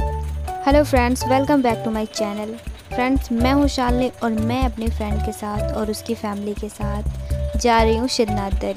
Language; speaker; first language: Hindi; native; Hindi